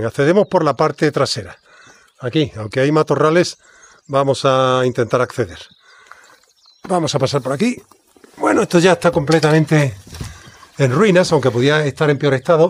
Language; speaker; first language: Spanish; native; Spanish